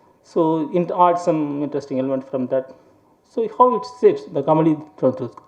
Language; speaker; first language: English; non-native, local second language; Tamil